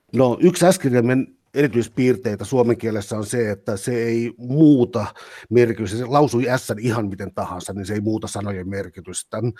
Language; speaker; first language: Finnish; native; Finnish